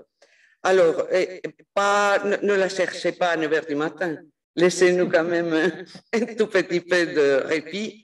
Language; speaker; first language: French; non-native, fluent; Spanish